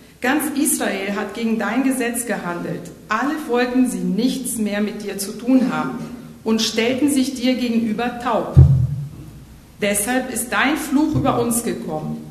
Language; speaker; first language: German; native; German